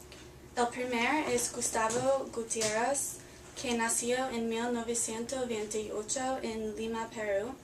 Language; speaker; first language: Spanish; non-native, learner; English